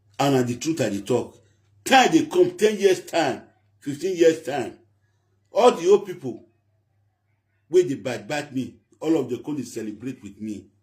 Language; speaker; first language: Nigerian Pidgin; native; Nigerian Pidgin